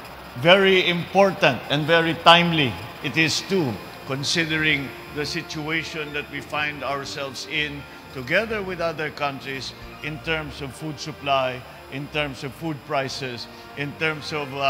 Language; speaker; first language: English; non-native, local second language; Filipino